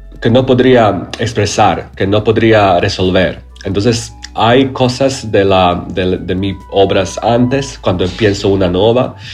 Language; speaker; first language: Spanish; non-native, learner; Croatian